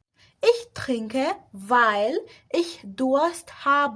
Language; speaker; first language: German; non-native, fluent; Spanish